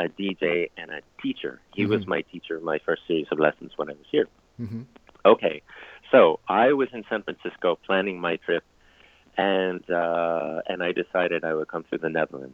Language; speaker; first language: English; native; English